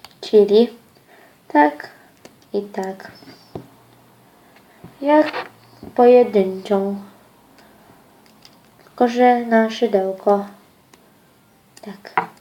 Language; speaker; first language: Polish; early bilingual, other home language; Ukrainian